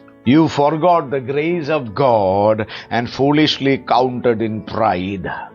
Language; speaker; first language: English; non-native, local second language; Malayalam